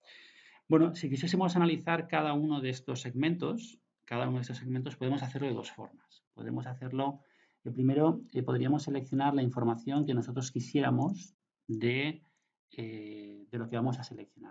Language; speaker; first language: Spanish; native; Spanish